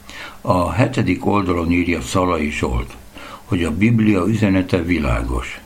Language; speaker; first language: Hungarian; native; Hungarian